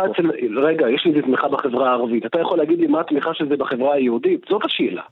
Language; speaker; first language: Hebrew; non-native, local second language; Arabic